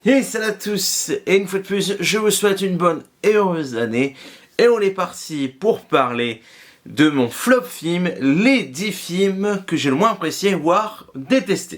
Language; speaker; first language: French; native; French